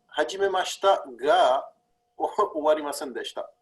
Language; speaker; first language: Japanese; non-native, learner; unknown